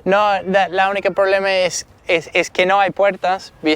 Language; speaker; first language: Spanish; non-native, learner; English